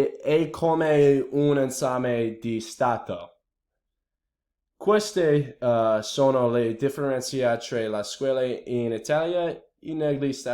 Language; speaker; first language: Italian; non-native, learner; English